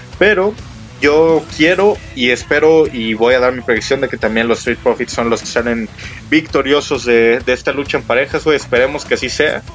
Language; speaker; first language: Spanish; native; Spanish